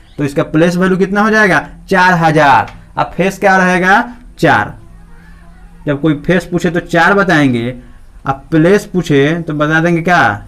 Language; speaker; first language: Hindi; native; Hindi